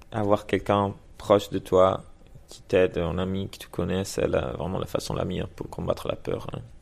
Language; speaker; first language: French; native; French